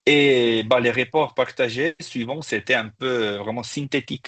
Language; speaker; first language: French; non-native, fluent; Italian